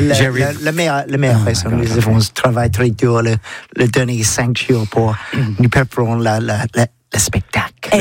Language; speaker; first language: French; non-native, learner; English